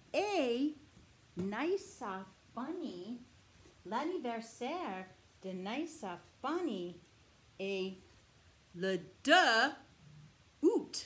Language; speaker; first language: French; non-native, fluent; English